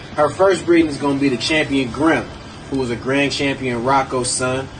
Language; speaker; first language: English; native; English